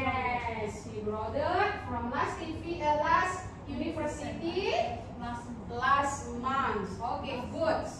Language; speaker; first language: English; non-native, learner; Indonesian